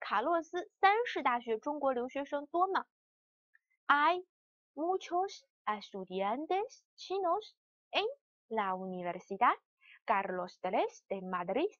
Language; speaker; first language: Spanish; non-native, fluent; Chinese